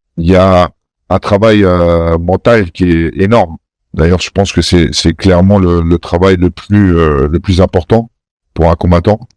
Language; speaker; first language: French; native; French